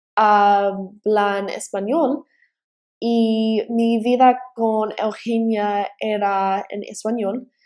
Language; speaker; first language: Spanish; early bilingual, heritage; Spanish